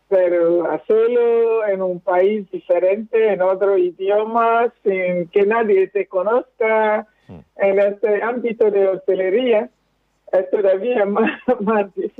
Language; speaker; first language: Spanish; non-native, fluent; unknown